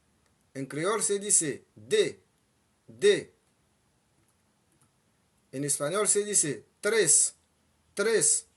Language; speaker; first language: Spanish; non-native, fluent; Haitian Creole